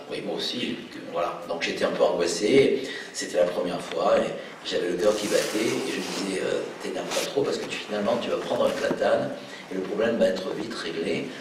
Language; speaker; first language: French; native; French